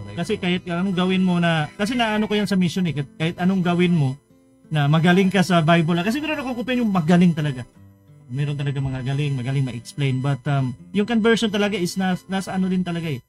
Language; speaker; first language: Filipino; non-native, local second language; Cebuano